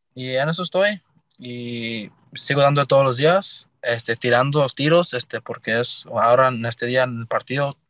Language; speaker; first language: Spanish; early bilingual, heritage; Spanish